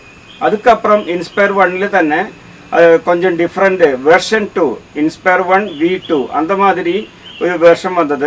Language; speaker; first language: Tamil; non-native, learner; Malayalam